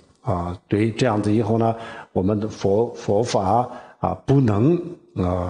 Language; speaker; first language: Chinese; non-native, local second language; Tibetan